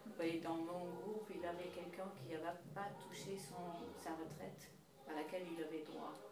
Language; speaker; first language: French; non-native, fluent; Dutch